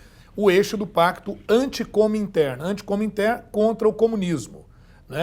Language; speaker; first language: Portuguese; native; Portuguese